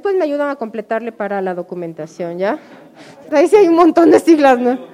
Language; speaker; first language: Spanish; native; Spanish